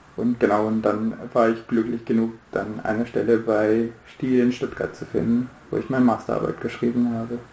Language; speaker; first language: German; non-native, fluent; Hindi